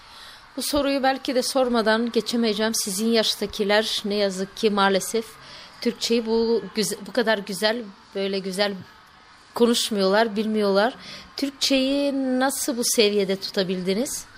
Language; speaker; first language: Turkish; native; Turkish